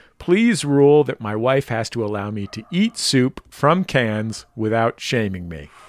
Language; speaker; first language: English; native; English